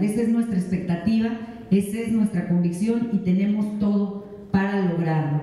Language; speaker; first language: Spanish; native; Spanish